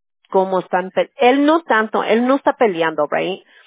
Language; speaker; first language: Spanish; early bilingual, heritage; Spanish